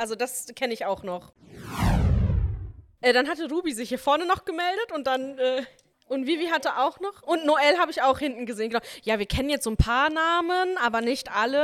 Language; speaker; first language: German; native; German